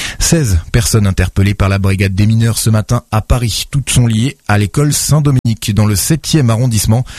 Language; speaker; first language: French; native; French